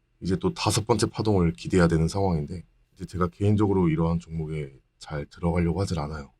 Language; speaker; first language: Korean; native; Korean